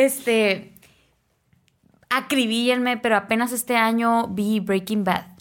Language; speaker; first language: Spanish; native; Spanish